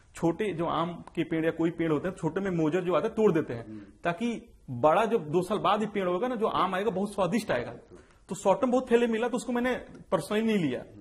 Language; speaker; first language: Hindi; native; Hindi